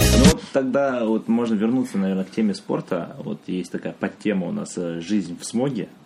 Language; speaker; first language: Russian; native; Russian